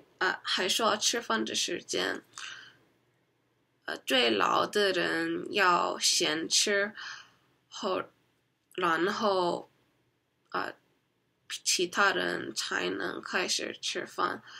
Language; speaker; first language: Chinese; non-native, learner; Korean